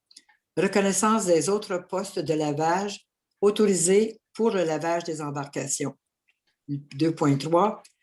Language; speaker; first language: French; native; French